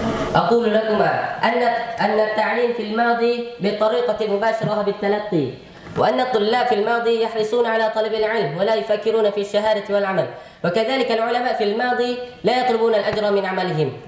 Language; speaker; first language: Arabic; non-native, learner; Indonesian